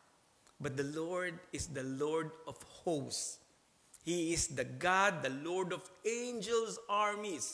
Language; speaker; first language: English; non-native, local second language; Filipino